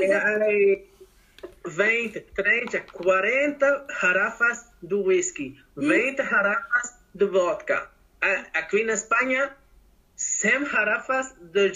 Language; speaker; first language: Portuguese; non-native, learner; Spanish